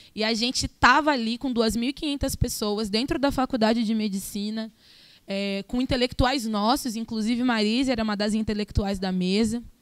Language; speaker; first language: Portuguese; native; Portuguese